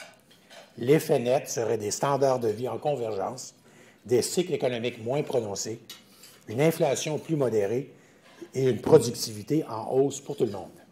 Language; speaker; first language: French; native; French